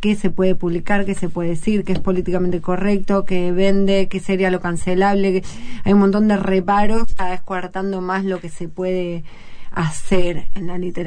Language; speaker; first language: Spanish; native; Spanish